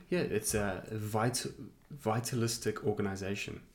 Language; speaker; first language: English; native; English